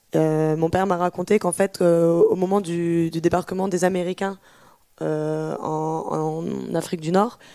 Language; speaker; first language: French; native; French